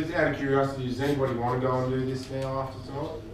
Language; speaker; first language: English; native; English